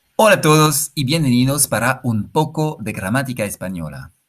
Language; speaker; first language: Spanish; non-native, fluent; French